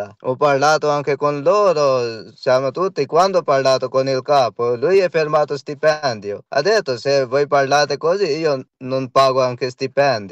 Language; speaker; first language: Italian; non-native, learner; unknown